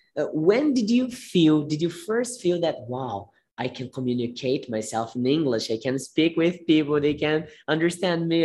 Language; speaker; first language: English; non-native, fluent; Portuguese